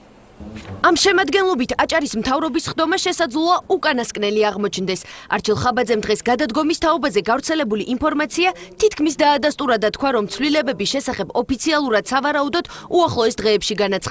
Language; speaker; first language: Georgian; native; Georgian